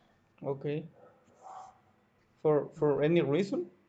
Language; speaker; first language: English; non-native, learner; Spanish